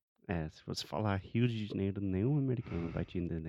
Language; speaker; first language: Portuguese; non-native, fluent; English